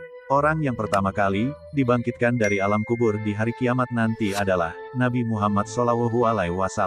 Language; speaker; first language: Indonesian; native; Indonesian